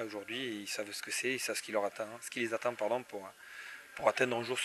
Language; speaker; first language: French; native; French